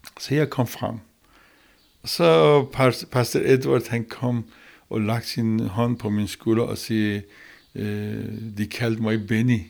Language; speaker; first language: Danish; non-native, learner; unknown